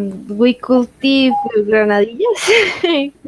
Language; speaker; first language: English; non-native, learner; Spanish